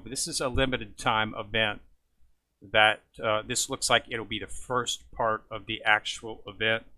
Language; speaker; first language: English; native; English